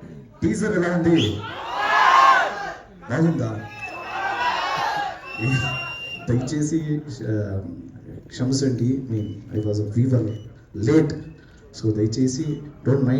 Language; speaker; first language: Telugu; non-native, learner; Kannada